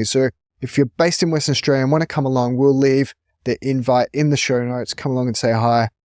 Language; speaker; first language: English; native; English